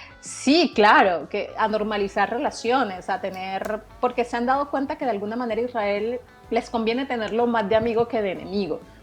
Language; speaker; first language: Spanish; native; Spanish